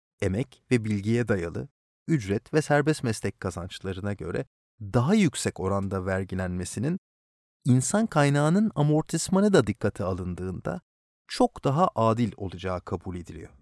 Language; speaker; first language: Turkish; native; Turkish